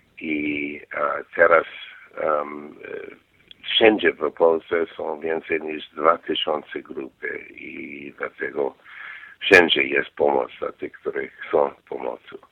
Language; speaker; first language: Polish; non-native, learner; English